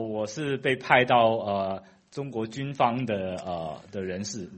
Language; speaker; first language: Chinese; non-native, fluent; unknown